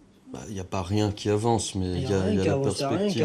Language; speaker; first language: French; native; French